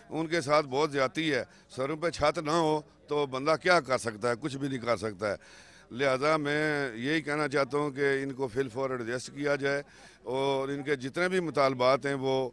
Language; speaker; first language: Urdu; non-native, local second language; Pahari-Potwari